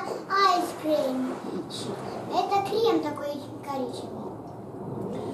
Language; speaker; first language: Russian; early bilingual, heritage; Russian